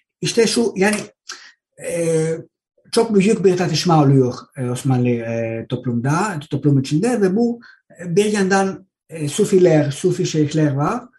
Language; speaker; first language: Turkish; non-native, fluent; Greek